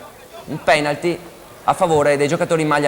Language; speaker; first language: Italian; native; Italian